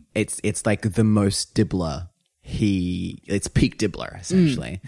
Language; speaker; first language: English; native; English